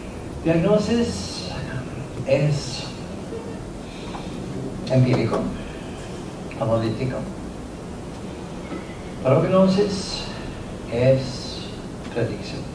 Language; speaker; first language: Spanish; non-native, fluent; Norwegian